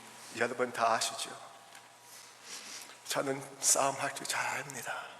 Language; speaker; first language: Korean; early bilingual, heritage; Korean